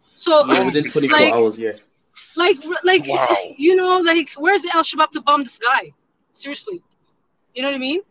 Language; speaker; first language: English; non-native, fluent; Tigrinya